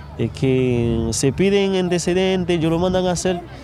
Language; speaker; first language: Spanish; non-native, learner; Haitian Creole